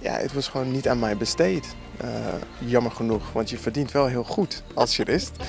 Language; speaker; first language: Dutch; non-native, fluent; English